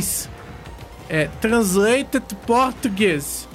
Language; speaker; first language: English; non-native, learner; Portuguese